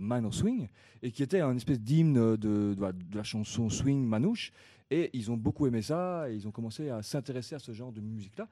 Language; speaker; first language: French; native; French